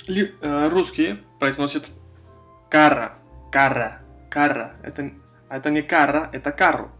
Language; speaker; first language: Russian; non-native, fluent; Spanish